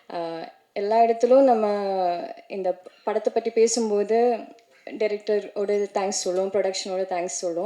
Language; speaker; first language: Tamil; non-native, learner; Malayalam